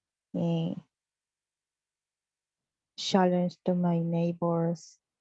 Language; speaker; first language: English; non-native, learner; Spanish